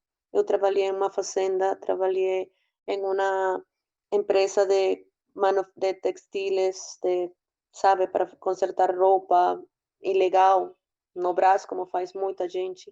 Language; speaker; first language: Portuguese; non-native, fluent; Spanish